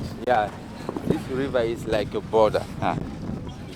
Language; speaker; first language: English; non-native, fluent; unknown